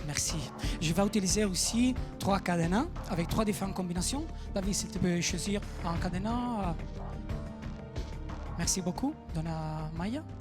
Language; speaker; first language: French; non-native, fluent; Italian